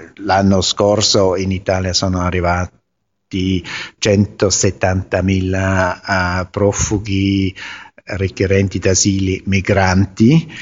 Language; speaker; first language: Italian; non-native, learner; German